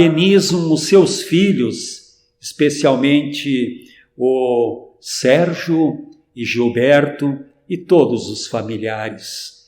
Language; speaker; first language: Portuguese; native; Portuguese